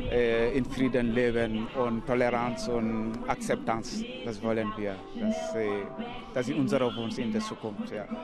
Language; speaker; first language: German; non-native, learner; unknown